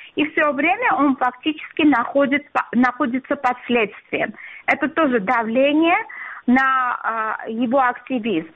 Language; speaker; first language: Russian; non-native, local second language; Armenian